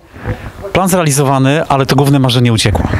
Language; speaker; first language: Polish; native; Polish